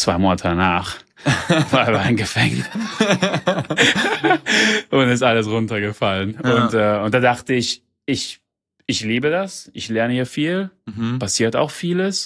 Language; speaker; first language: German; early bilingual, heritage; German